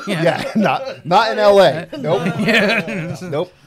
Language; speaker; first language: English; native; English